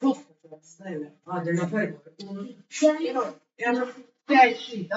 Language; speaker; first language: Turkish; non-native, learner; Azerbaijani